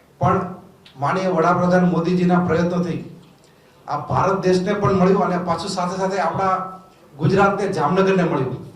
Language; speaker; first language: Gujarati; native; Gujarati